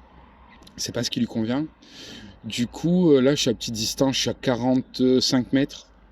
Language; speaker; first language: French; native; French